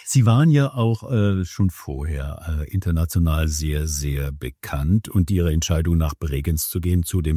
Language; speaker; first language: German; native; German